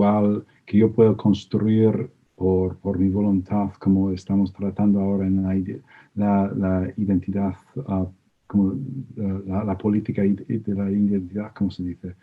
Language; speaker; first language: Spanish; non-native, fluent; English